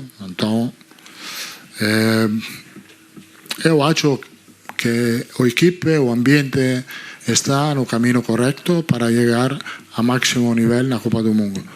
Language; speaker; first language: Portuguese; non-native, learner; Italian